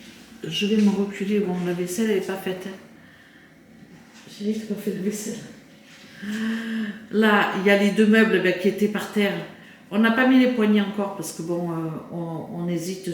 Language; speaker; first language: French; native; French